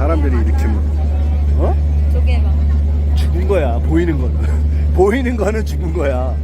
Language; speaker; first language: Korean; native; Korean